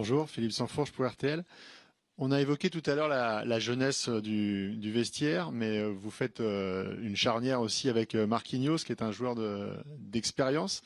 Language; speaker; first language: French; native; French